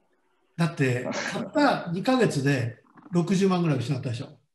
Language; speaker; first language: Japanese; native; Japanese